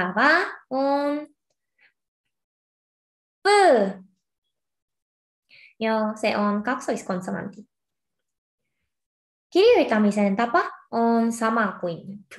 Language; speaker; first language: Finnish; non-native, fluent; Korean